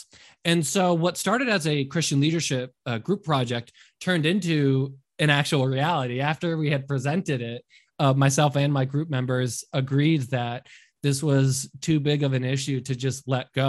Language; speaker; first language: English; native; English